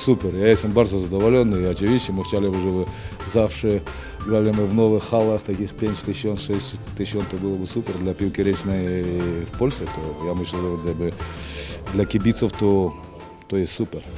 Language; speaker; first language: Polish; non-native, learner; Russian